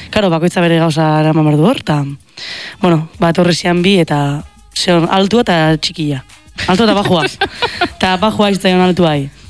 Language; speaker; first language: Basque; native; Basque